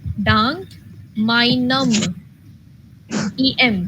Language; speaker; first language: German; non-native, fluent; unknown